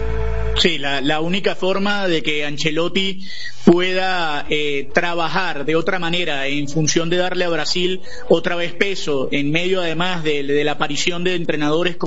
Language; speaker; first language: Spanish; native; Spanish